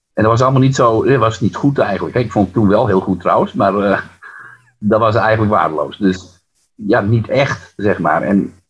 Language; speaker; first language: Dutch; non-native, local second language; Western Frisian